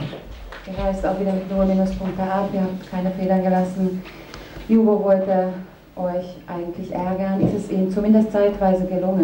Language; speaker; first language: German; native; German